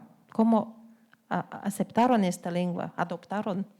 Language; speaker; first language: Spanish; non-native, fluent; Lithuanian